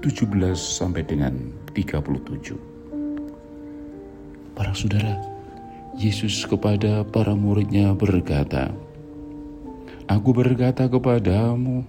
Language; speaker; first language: Indonesian; native; Indonesian